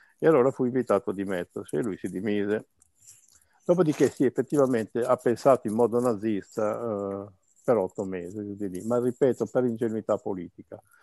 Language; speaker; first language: Italian; native; Italian